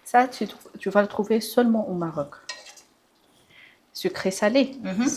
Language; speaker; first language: French; non-native, local second language; Arabic